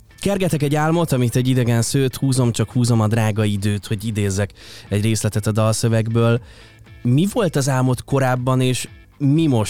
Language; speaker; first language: Hungarian; native; Hungarian